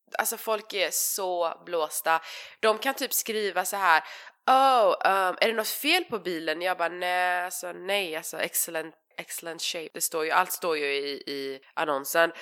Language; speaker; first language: Swedish; early bilingual, other home language; Persian